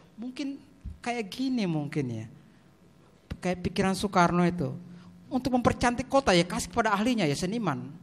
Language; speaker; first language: Indonesian; native; Indonesian